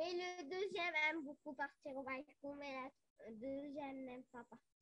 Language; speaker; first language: French; non-native, local second language; Arabic